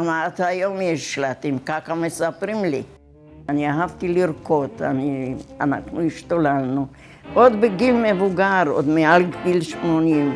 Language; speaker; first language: Hebrew; non-native, fluent; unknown